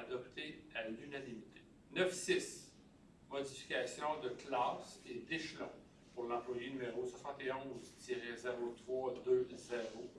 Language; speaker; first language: French; native; French